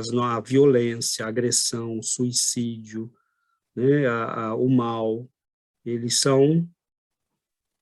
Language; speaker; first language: Portuguese; native; Portuguese